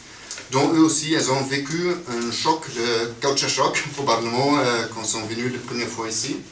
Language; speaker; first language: French; non-native, fluent; German